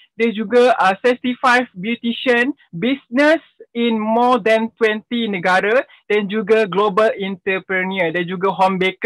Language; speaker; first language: Malay; native; Malay